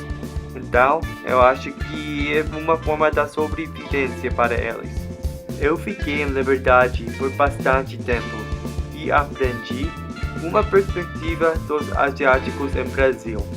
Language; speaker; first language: Portuguese; non-native, learner; English